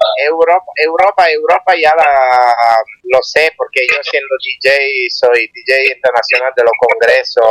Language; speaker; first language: Spanish; non-native, fluent; Italian